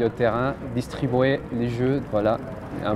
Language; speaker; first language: French; non-native, fluent; Portuguese